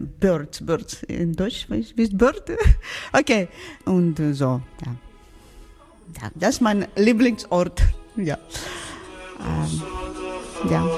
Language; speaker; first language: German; non-native, learner; Ukrainian